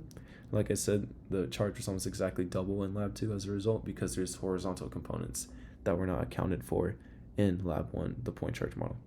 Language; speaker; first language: English; native; English